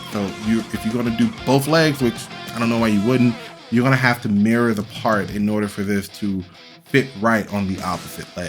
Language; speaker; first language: English; native; English